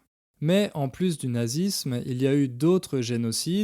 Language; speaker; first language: French; native; French